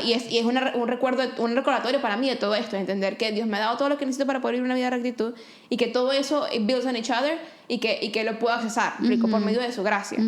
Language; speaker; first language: Spanish; native; Spanish